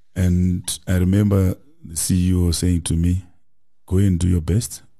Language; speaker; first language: English; non-native, local second language; Shona